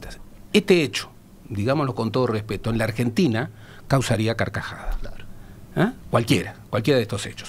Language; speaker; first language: Spanish; native; Spanish